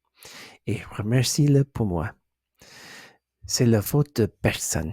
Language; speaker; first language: French; non-native, learner; English